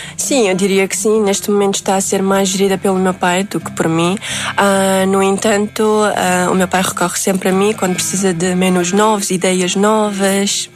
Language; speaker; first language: Portuguese; early bilingual, other home language; Uzbek